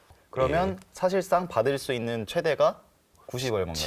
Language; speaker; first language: Korean; native; Korean